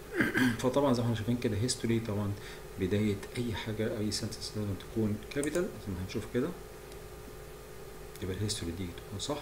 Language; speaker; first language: Arabic; native; Arabic